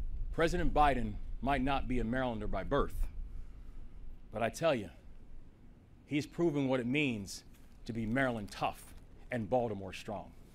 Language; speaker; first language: English; native; English